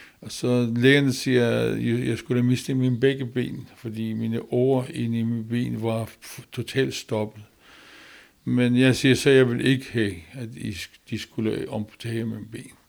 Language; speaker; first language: Danish; non-native, learner; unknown